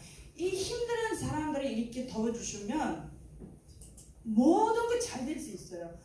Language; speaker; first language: Korean; non-native, learner; Uzbek